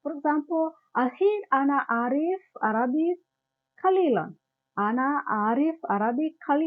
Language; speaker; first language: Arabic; non-native, learner; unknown